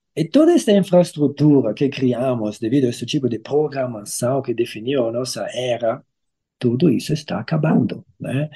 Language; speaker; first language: Portuguese; non-native, fluent; German